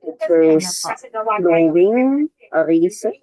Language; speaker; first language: English; non-native, local second language; Filipino